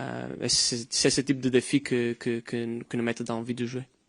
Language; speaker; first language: French; non-native, fluent; Portuguese